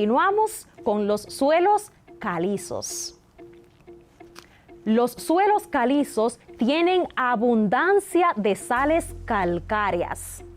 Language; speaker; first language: Spanish; native; Spanish